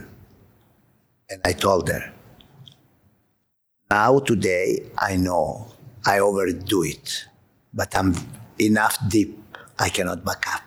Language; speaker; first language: English; non-native, fluent; Greek